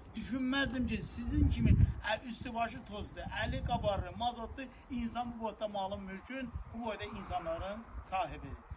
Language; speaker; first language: Azerbaijani; non-native, local second language; Talysh